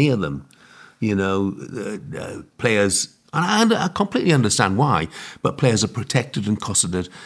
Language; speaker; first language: English; native; English